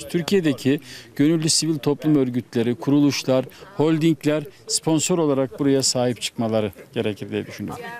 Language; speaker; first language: Turkish; native; Turkish